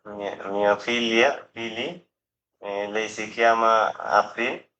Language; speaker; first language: Italian; non-native, learner; Bangla